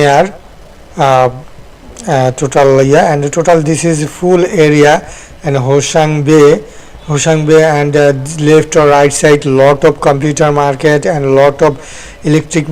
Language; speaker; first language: English; non-native, learner; Bangla